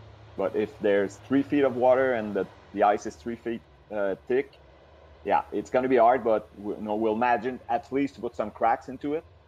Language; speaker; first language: English; non-native, local second language; French